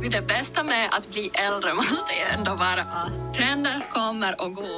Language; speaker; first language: Swedish; native; Swedish